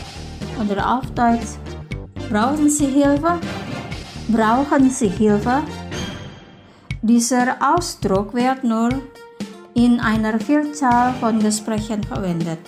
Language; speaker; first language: German; non-native, fluent; Indonesian